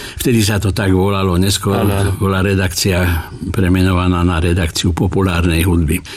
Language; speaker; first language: Slovak; native; Slovak